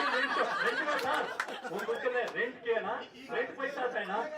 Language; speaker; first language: Hindi; non-native, local second language; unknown